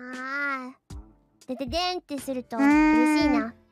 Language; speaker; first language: Japanese; non-native, fluent; English